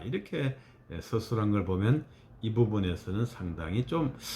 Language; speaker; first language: Korean; native; Korean